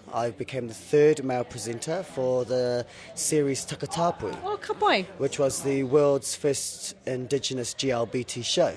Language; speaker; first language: English; native; English